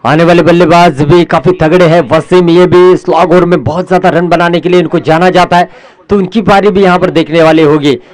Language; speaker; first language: Hindi; non-native, local second language; Marathi